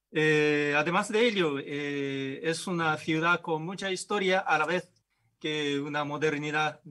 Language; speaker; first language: Spanish; non-native, fluent; Japanese